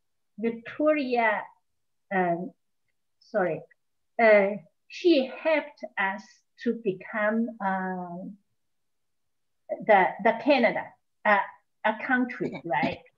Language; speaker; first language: English; non-native, learner; Chinese